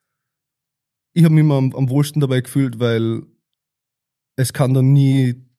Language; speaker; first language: German; native; German